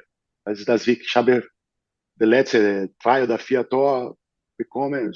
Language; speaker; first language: German; non-native, learner; Portuguese